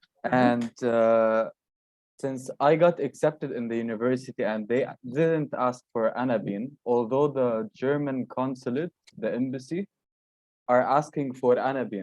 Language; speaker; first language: English; non-native, fluent; Arabic